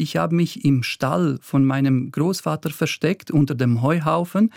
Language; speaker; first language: German; early bilingual, other home language; Bosnian